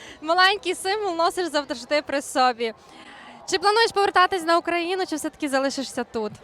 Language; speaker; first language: Ukrainian; native; Ukrainian